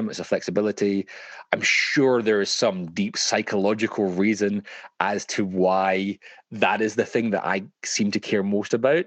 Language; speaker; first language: English; native; English